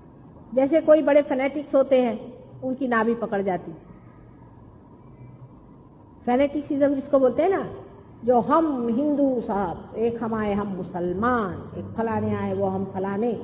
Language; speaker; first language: Hindi; non-native, local second language; Marathi